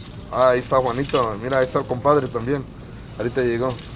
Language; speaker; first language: Spanish; early bilingual, heritage; Spanish